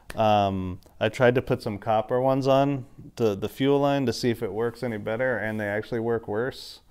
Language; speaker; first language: English; native; English